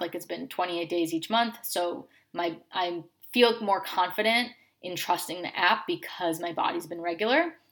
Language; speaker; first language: English; native; English